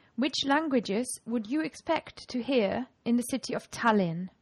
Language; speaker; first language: English; non-native, fluent; German